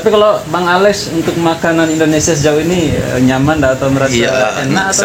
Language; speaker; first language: Indonesian; native; Indonesian